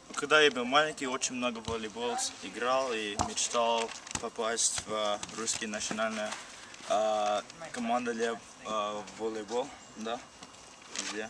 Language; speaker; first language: Russian; non-native, learner; English